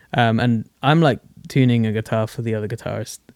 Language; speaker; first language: English; native; English